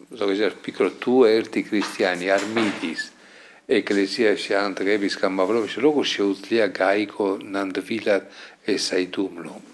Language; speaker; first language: Georgian; non-native, fluent; Italian